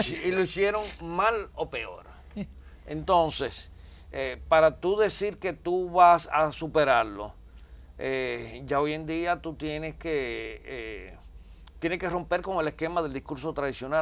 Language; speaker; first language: Spanish; native; Spanish